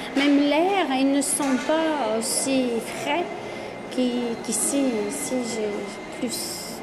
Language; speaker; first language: French; non-native, fluent; Latvian